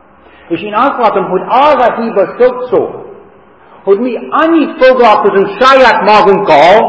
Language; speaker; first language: Hungarian; non-native, fluent; English